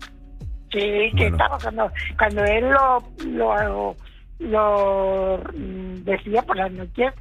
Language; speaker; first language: Spanish; native; Spanish